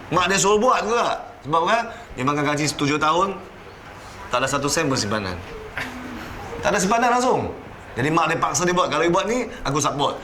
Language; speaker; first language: Malay; non-native, local second language; Chinese